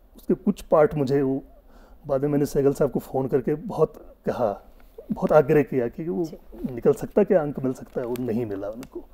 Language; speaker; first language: Hindi; non-native, local second language; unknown